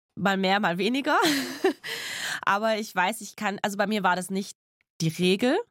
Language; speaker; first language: German; native; German